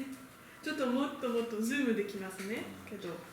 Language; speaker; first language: Japanese; non-native, learner; French